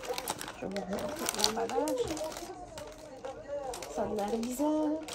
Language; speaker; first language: French; native; French